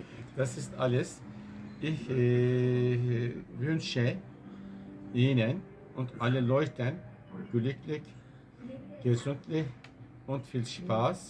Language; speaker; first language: German; non-native, learner; Turkish